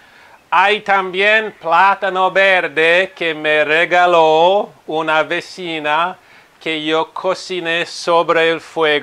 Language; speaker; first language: Spanish; non-native, fluent; Italian